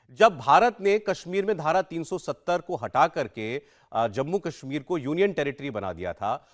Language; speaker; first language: Hindi; native; Hindi